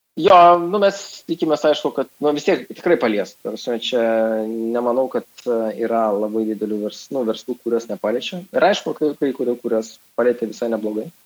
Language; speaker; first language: Lithuanian; non-native, local second language; Russian